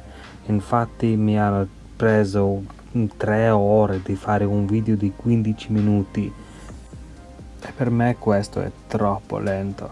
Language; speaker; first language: Italian; non-native, learner; English